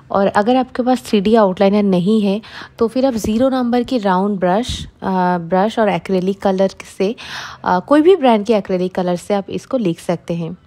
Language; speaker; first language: Hindi; non-native, local second language; Bangla